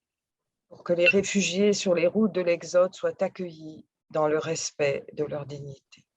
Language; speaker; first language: French; native; French